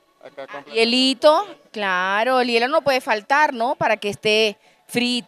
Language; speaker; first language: Spanish; native; Spanish